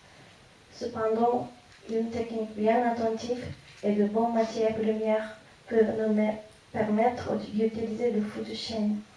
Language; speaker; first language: French; non-native, fluent; Japanese